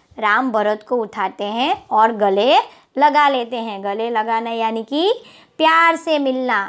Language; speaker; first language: Hindi; non-native, local second language; Gujarati